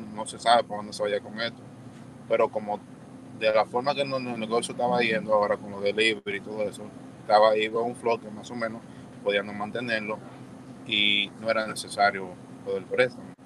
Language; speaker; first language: Spanish; early bilingual, heritage; Spanish